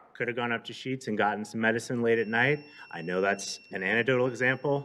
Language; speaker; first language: English; native; English